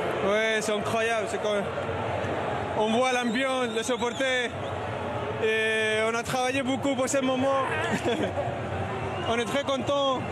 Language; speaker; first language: French; non-native, fluent; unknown